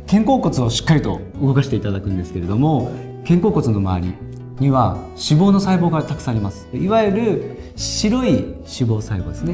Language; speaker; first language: Japanese; native; Japanese